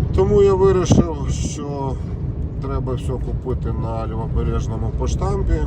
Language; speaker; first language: Ukrainian; non-native, local second language; Russian